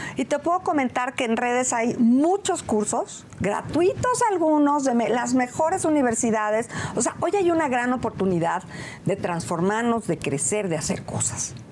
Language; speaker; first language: Spanish; native; Spanish